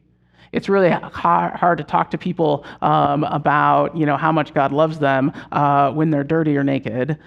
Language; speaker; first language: English; native; English